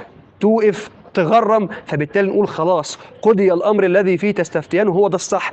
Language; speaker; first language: Arabic; native; Arabic